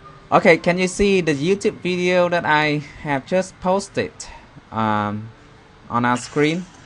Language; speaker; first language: English; non-native, fluent; Vietnamese